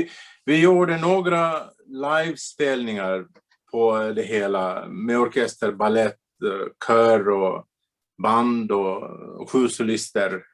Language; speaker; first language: Swedish; non-native, fluent; Bulgarian